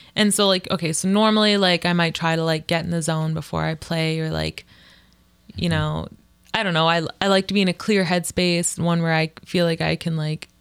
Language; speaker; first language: English; native; English